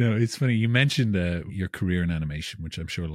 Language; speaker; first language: English; native; English